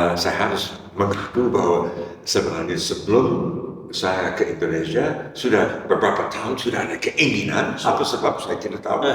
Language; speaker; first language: Indonesian; non-native, fluent; English